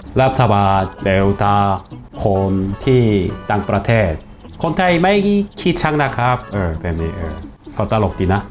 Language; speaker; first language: Thai; non-native, fluent; Korean